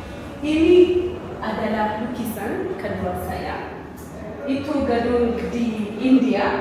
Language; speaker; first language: Indonesian; non-native, learner; Amharic